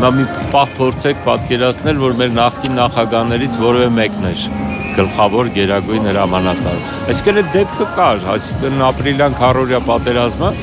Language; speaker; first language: Armenian; native; Armenian